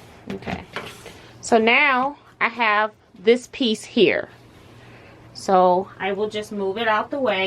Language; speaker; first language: English; native; English